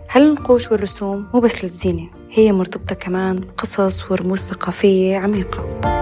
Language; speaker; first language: Arabic; non-native, local second language; Kurdish